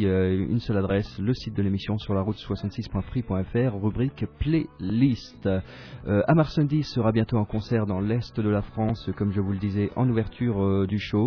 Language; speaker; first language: French; native; French